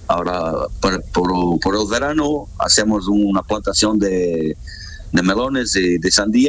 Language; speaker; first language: Spanish; non-native, learner; Portuguese